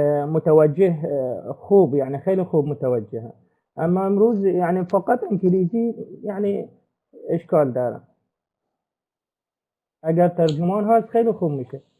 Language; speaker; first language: Persian; non-native, learner; Arabic